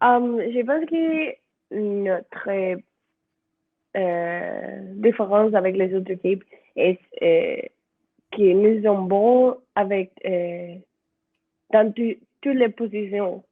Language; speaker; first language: French; non-native, learner; Spanish